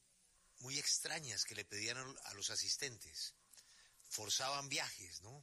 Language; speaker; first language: Spanish; native; Spanish